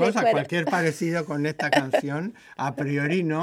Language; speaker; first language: Spanish; native; Spanish